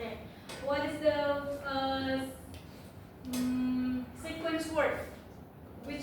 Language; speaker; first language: English; non-native, learner; Indonesian